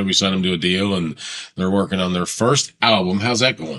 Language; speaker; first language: English; native; English